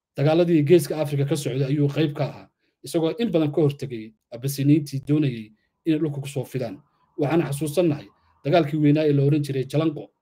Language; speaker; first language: Somali; native; Somali